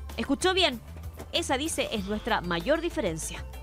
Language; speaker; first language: Spanish; native; Spanish